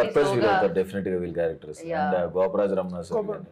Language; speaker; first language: Telugu; native; Telugu